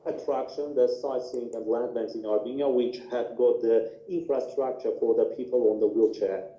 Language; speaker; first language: English; non-native, fluent; Armenian